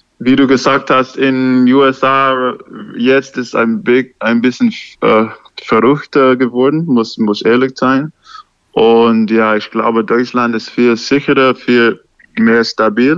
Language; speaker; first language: German; non-native, learner; English